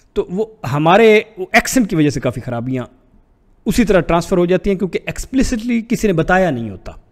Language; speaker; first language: Urdu; non-native, local second language; Punjabi